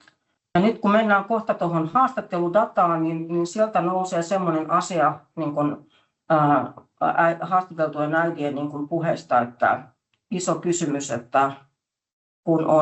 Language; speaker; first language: Finnish; native; Finnish